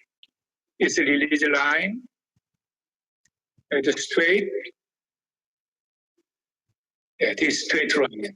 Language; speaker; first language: English; non-native, learner; Korean